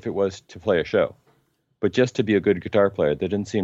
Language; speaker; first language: English; native; English